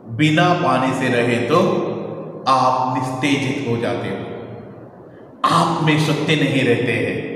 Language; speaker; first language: Hindi; non-native, local second language; Kannada